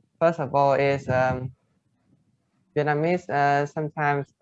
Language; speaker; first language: English; non-native, fluent; Vietnamese